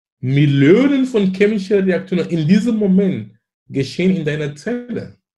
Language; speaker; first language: German; non-native, fluent; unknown